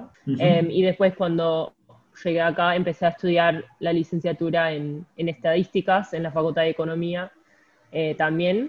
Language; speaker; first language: Spanish; native; Spanish